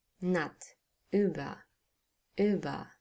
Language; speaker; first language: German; non-native, fluent; Polish